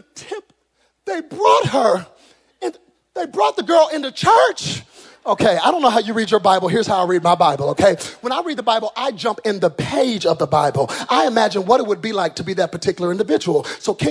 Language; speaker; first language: English; native; English